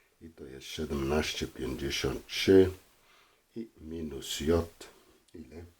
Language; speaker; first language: Polish; non-native, learner; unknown